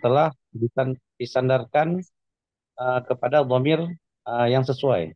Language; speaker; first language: Indonesian; non-native, learner; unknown